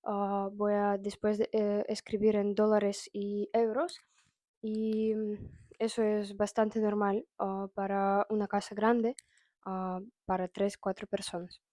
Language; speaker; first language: Spanish; non-native, fluent; Russian